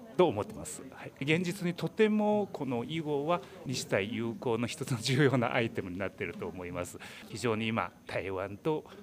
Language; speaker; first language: Japanese; non-native, fluent; Chinese